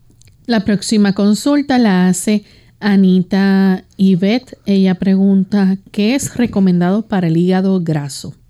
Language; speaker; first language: Spanish; native; Spanish